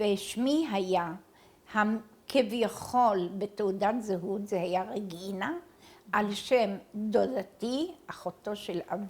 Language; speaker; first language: Hebrew; early bilingual, other home language; Arabic